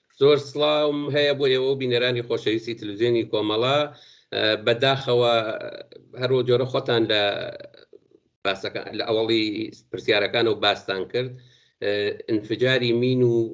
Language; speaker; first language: Central Kurdish; non-native, local second language; Southern Kurdish